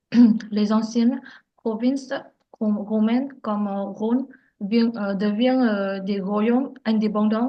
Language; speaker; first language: French; non-native, learner; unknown